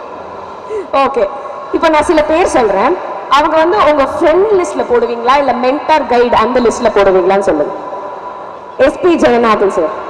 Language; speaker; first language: Tamil; native; Tamil